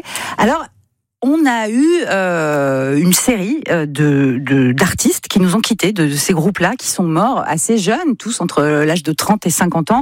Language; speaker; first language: French; native; French